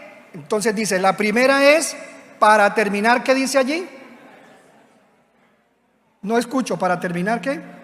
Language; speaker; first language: Spanish; native; Spanish